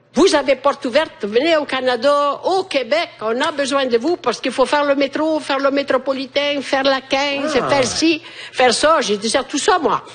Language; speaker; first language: French; non-native, fluent; Italian